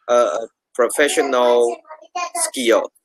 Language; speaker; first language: English; non-native, learner; Chinese